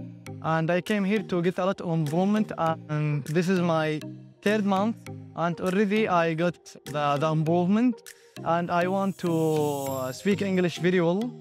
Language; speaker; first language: English; non-native, learner; Arabic